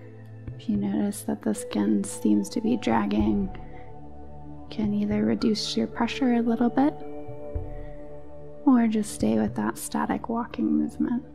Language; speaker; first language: English; native; English